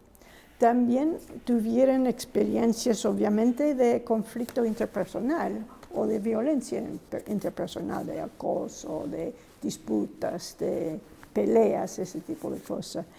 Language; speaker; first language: Spanish; non-native, fluent; English